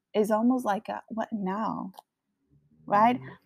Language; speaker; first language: English; non-native, fluent; Spanish